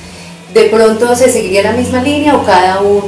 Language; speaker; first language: Spanish; native; Spanish